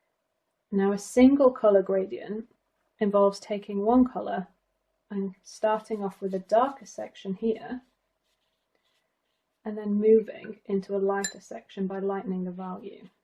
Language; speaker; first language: English; native; English